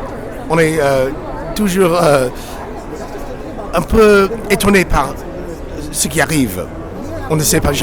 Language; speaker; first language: French; non-native, fluent; English